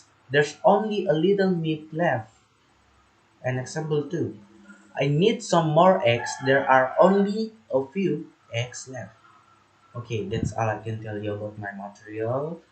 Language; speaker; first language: English; non-native, learner; Indonesian